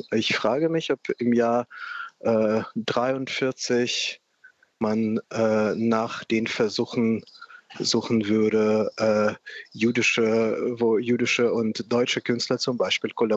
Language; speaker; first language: German; non-native, fluent; Russian